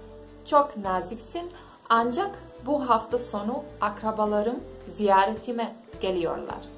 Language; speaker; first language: Turkish; non-native, fluent; Bosnian